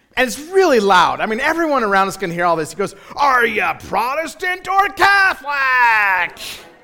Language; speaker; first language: English; native; English